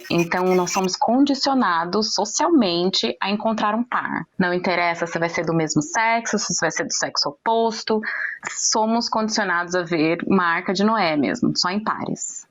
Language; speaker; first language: Portuguese; native; Portuguese